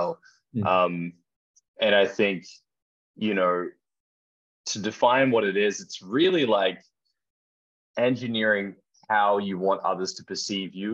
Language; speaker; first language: English; native; English